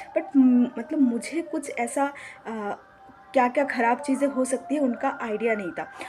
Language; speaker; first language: Hindi; non-native, local second language; Bangla